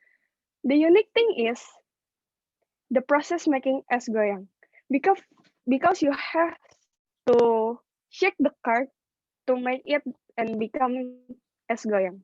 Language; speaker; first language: English; non-native, local second language; Indonesian